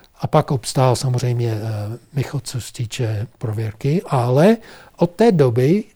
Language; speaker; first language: Czech; non-native, fluent; English